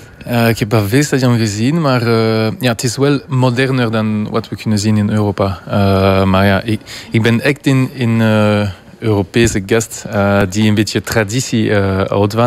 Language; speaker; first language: Dutch; non-native, local second language; French